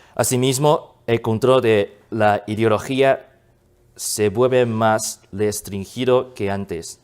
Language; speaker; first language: Spanish; non-native, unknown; Chinese